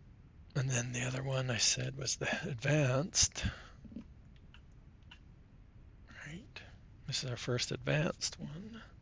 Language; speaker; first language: English; native; English